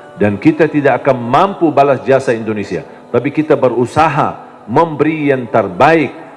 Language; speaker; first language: Indonesian; non-native, fluent; Arabic